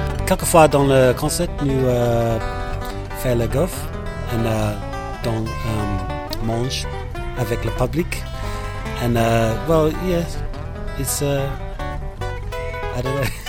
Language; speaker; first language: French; non-native, learner; English